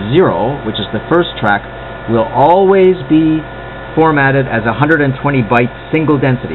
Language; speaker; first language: English; native; English